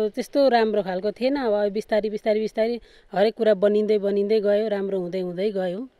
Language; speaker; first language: Nepali; native; Nepali